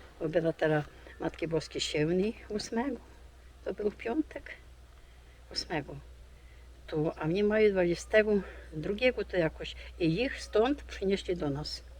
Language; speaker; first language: Polish; early bilingual, heritage; Polish